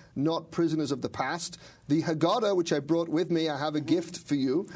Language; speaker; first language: English; native; English